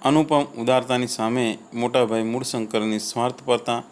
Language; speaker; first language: Hindi; non-native, local second language; Gujarati